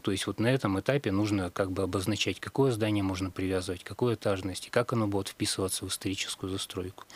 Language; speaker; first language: Russian; native; Russian